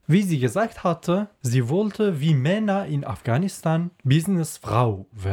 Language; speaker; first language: German; non-native, learner; Persian